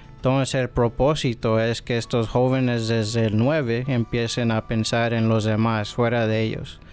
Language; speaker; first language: Spanish; early bilingual, heritage; Spanish